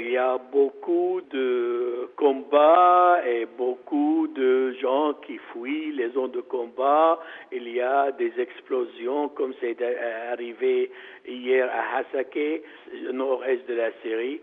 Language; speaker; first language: French; non-native, fluent; Arabic